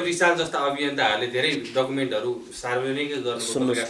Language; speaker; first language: Nepali; native; Nepali